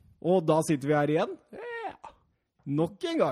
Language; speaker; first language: Norwegian; native; Norwegian